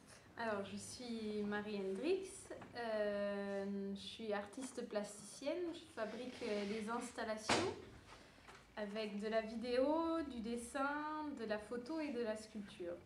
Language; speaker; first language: French; early bilingual, other home language; Dutch